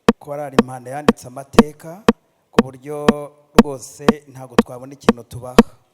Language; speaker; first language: Kinyarwanda; native; Kinyarwanda